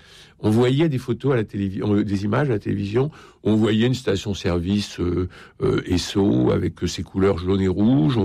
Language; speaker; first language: French; native; French